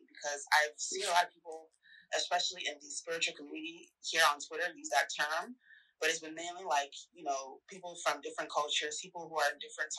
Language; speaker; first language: English; non-native, local second language; Yoruba